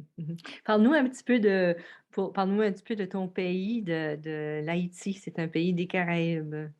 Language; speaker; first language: French; native; French